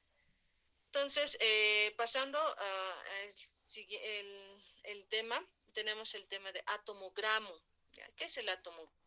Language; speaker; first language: Spanish; native; Spanish